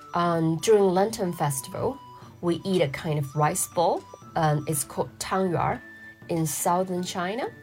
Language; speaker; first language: English; non-native, fluent; Chinese